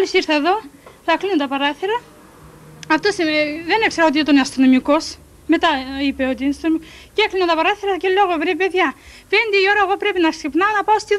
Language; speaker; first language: Greek; non-native, learner; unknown